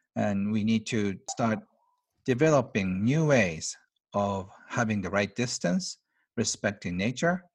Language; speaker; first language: English; non-native, fluent; Japanese